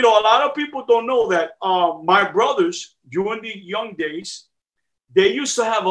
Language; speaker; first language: English; native; English